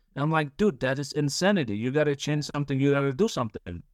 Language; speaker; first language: English; early bilingual, other home language; Polish